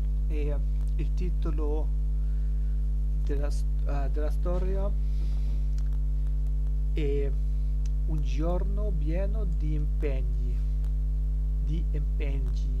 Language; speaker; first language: Italian; non-native, learner; German